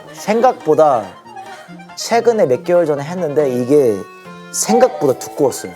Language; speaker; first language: Korean; early bilingual, heritage; Korean